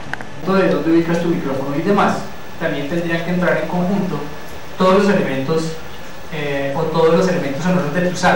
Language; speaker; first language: Spanish; native; Spanish